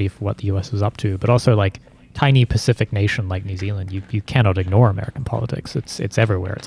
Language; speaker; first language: English; native; English